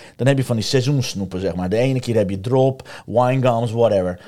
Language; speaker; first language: Dutch; non-native, fluent; Persian